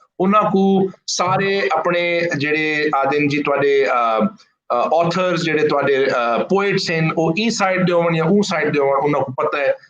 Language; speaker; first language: Punjabi; non-native, local second language; Urdu